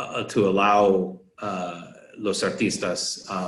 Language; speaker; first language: Spanish; non-native, learner; English